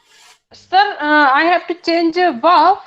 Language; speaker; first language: English; non-native, learner; Hindi